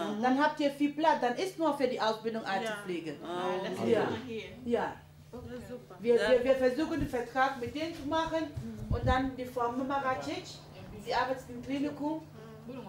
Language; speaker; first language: German; non-native, fluent; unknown